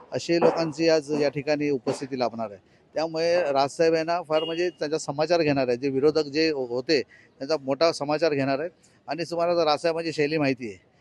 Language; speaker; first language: Marathi; non-native, local second language; Hindi